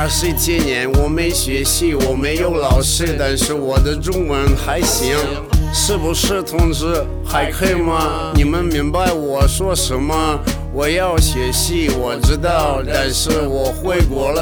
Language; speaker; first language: Chinese; non-native, learner; Russian